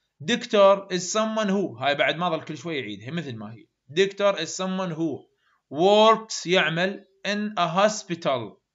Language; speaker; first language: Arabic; native; Arabic